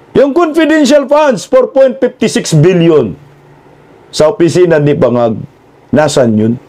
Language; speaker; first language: Filipino; non-native, local second language; Cebuano